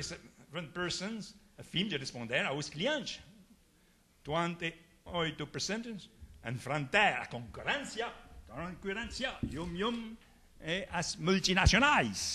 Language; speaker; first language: Portuguese; non-native, fluent; French